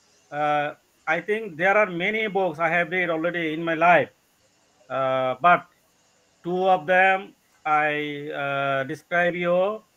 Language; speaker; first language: English; non-native, learner; Bangla